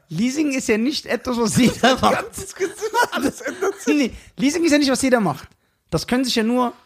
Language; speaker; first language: German; early bilingual, other home language; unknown